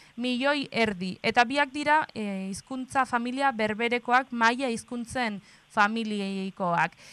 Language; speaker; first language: Basque; native; Basque